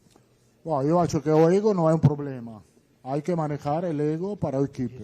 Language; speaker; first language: Portuguese; non-native, learner; Italian